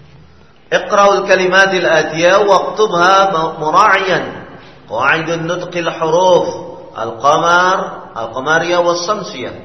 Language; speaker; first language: Arabic; non-native, fluent; Indonesian